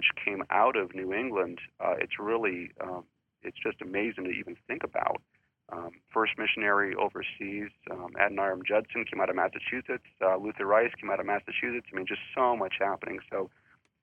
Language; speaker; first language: English; native; English